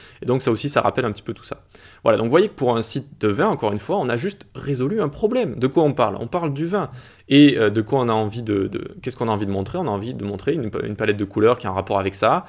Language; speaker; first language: French; native; French